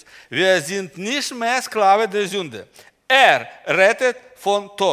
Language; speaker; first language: German; non-native, learner; Russian